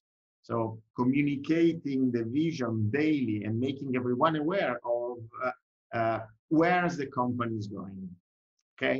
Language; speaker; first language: English; non-native, fluent; Italian